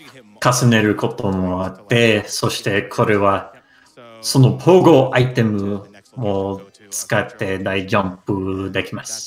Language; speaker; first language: Japanese; non-native, learner; English